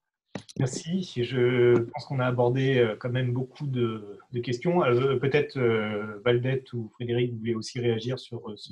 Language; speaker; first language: French; native; French